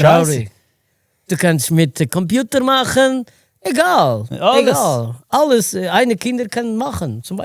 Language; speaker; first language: German; non-native, learner; Portuguese